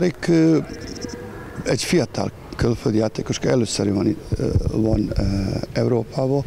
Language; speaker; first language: Hungarian; non-native, fluent; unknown